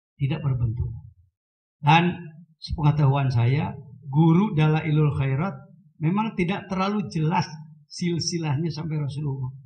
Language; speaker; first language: Indonesian; non-native, local second language; Sundanese